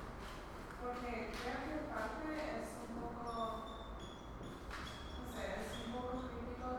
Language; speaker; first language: Spanish; non-native, learner; English